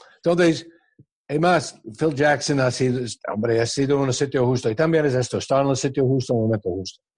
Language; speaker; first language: Spanish; non-native, fluent; English